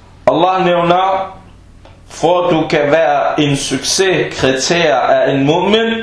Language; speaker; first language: Danish; early bilingual, other home language; Arabic